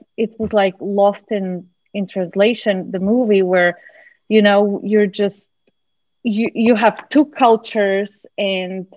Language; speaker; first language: English; non-native, fluent; Macedonian